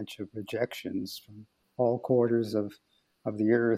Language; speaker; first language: English; native; English